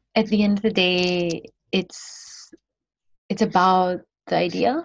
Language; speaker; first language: English; non-native, local second language; Filipino